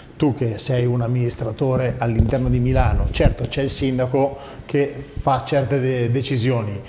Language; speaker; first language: Italian; native; Italian